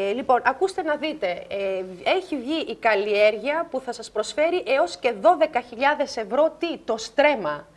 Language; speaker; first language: Greek; non-native, fluent; German